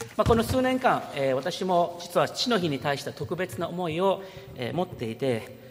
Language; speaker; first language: Japanese; early bilingual, heritage; Japanese